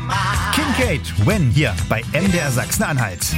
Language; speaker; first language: German; native; German